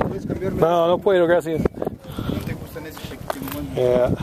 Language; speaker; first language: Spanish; non-native, learner; English